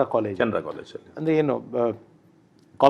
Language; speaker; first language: Kannada; native; Kannada